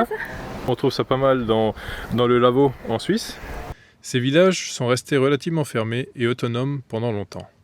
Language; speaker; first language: French; native; French